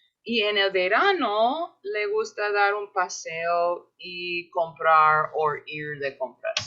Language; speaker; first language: Spanish; non-native, fluent; English